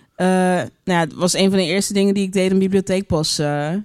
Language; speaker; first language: Dutch; native; Dutch